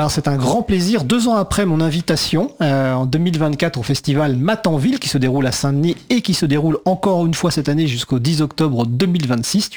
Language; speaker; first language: French; native; French